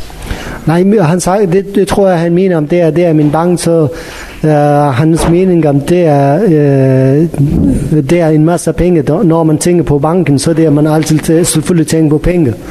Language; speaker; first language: Danish; non-native, learner; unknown